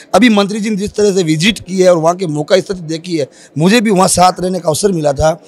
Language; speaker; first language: Hindi; native; Hindi